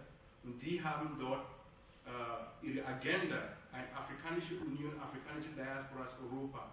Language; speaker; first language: German; non-native, fluent; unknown